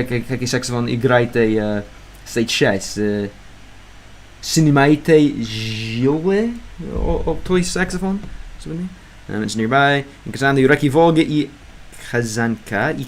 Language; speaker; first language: Russian; non-native, learner; English